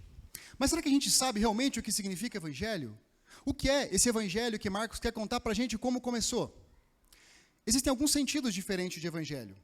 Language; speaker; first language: Portuguese; native; Portuguese